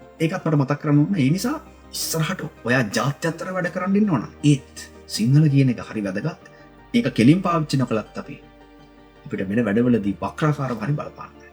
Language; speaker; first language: Sinhala; native; Sinhala